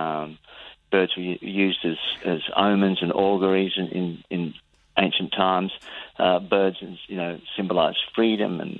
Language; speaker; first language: English; native; English